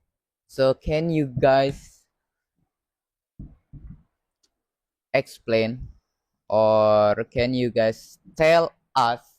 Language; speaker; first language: English; non-native, learner; Indonesian